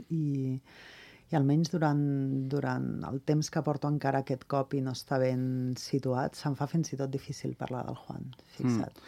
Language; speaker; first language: Catalan; non-native, local second language; Spanish